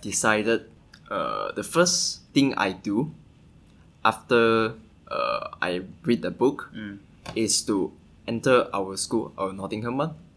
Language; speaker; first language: English; non-native, local second language; Chinese